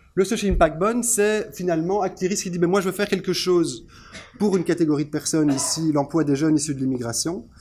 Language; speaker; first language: French; native; French